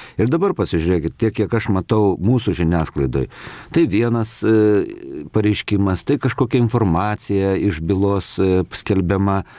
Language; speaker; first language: Lithuanian; native; Lithuanian